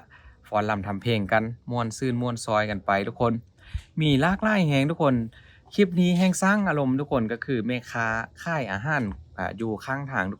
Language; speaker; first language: Thai; non-native, local second language; Northeastern Thai